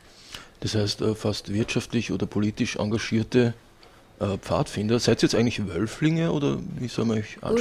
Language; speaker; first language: German; native; German